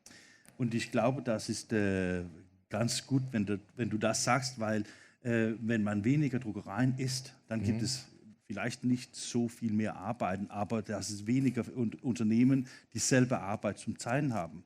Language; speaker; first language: German; non-native, fluent; Danish